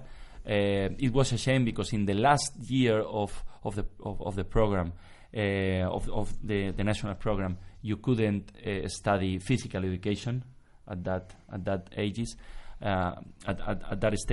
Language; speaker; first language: English; non-native, fluent; Spanish